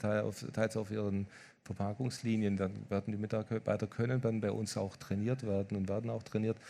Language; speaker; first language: German; native; German